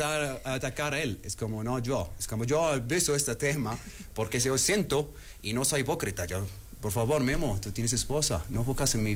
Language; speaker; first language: Spanish; non-native, learner; Arabic